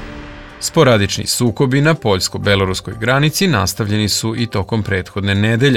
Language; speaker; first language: Serbian; native; Serbian